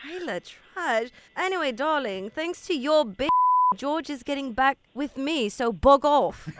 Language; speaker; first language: English; early bilingual, other home language; Spanish